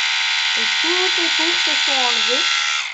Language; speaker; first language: French; native; French